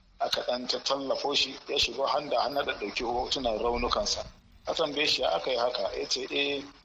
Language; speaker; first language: Hausa; native; Hausa